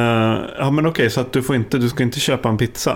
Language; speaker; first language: Swedish; native; Swedish